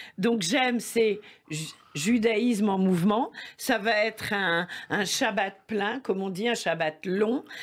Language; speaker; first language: French; native; French